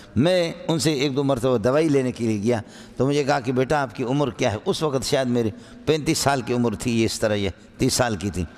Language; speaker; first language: Urdu; non-native, local second language; Brahui